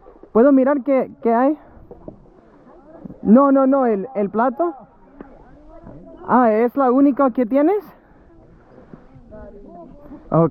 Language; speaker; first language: Spanish; early bilingual, heritage; English